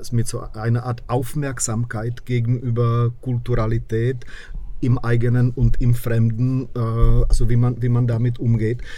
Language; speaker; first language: German; non-native, fluent; Czech